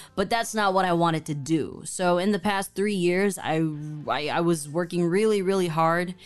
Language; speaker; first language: English; early bilingual, other home language; Chinese